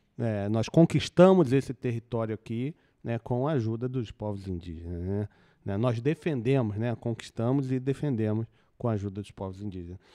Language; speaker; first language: Portuguese; native; Portuguese